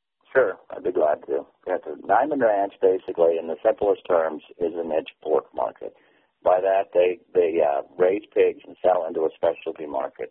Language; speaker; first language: English; native; English